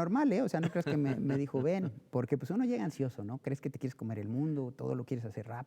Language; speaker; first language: Spanish; native; Spanish